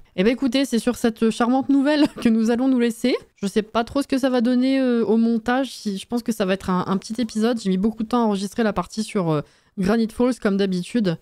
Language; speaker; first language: French; native; French